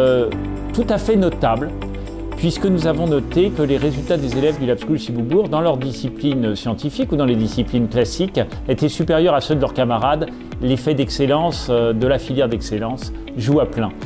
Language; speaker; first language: French; native; French